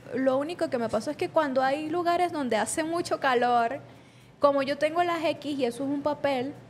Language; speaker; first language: Spanish; native; Spanish